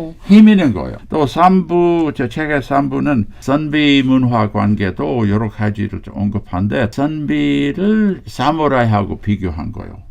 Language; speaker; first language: Korean; non-native, fluent; English